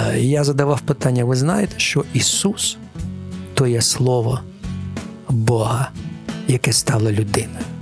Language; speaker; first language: Ukrainian; non-native, local second language; Russian